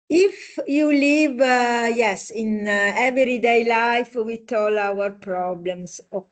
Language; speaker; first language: English; non-native, fluent; Italian